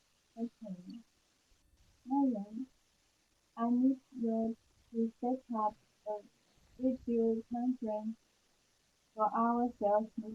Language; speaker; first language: English; non-native, learner; Chinese